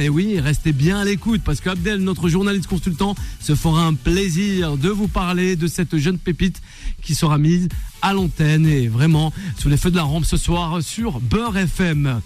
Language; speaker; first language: French; native; French